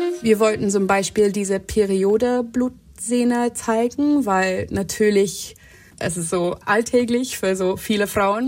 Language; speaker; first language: German; non-native, fluent; English